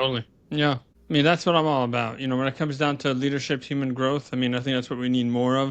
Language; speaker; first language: English; native; English